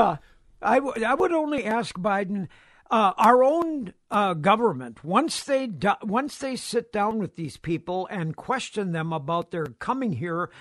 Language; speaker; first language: English; native; English